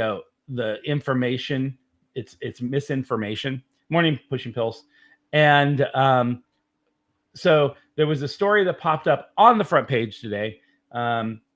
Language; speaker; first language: English; native; English